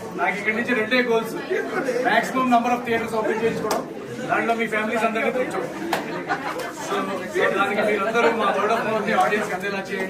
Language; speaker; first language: Telugu; native; Telugu